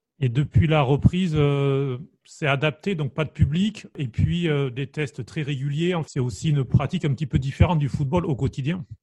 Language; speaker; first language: French; native; French